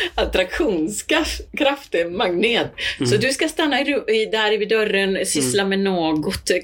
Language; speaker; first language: Swedish; non-native, fluent; Spanish